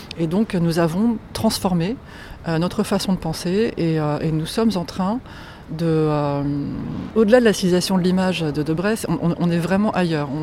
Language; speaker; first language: French; non-native, fluent; Polish